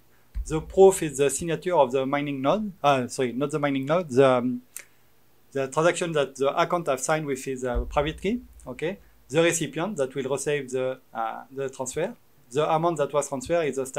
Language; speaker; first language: English; non-native, fluent; French